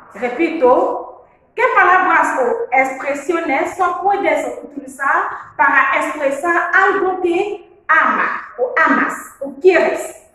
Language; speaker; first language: Spanish; non-native, fluent; French